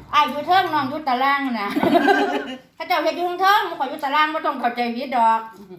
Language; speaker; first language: Thai; native; Thai